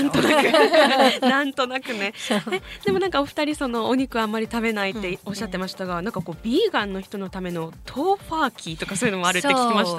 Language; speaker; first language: Japanese; native; Japanese